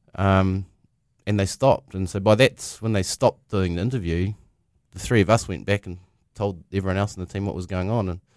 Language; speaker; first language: English; native; English